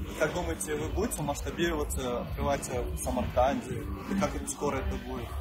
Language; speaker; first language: Russian; non-native, local second language; Uzbek